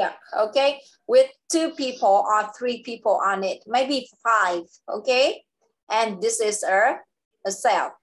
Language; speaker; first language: English; non-native, local second language; Vietnamese